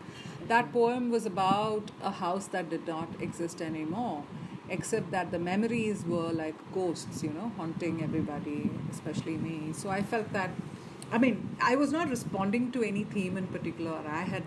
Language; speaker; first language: English; non-native, local second language; Malayalam